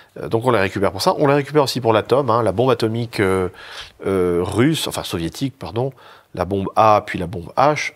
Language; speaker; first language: French; native; French